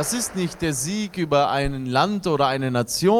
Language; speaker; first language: German; early bilingual, heritage; German